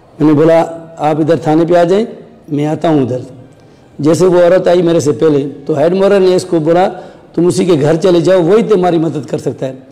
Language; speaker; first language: Urdu; non-native, local second language; Sindhi